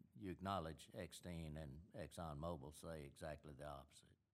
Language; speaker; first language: English; native; English